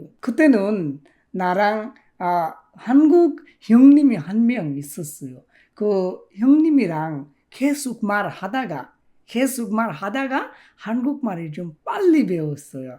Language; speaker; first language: Korean; non-native, fluent; Bangla